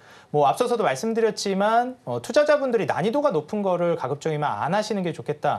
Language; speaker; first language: Korean; native; Korean